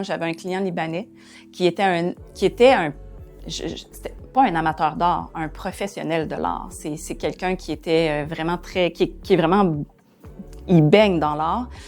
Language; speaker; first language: French; native; French